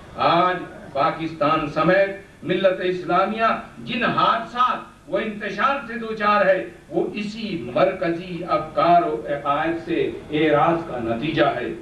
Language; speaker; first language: Urdu; native; Urdu